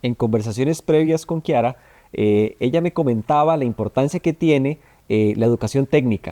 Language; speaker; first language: Spanish; native; Spanish